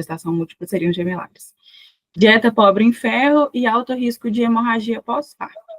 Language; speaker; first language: Portuguese; native; Portuguese